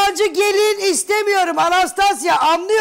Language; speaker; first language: Turkish; native; Turkish